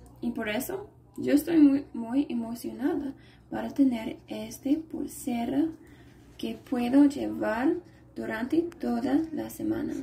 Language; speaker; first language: Spanish; non-native, fluent; English